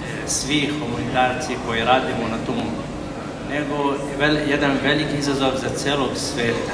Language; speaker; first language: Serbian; non-native, fluent; Arabic